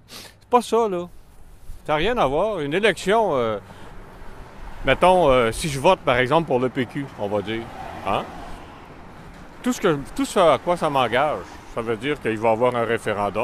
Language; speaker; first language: French; native; French